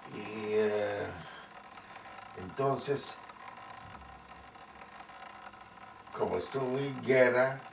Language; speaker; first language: Spanish; non-native, fluent; Yiddish